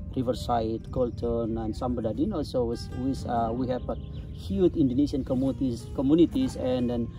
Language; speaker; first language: English; non-native, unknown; Indonesian